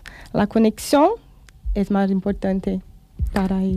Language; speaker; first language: Spanish; non-native, fluent; Portuguese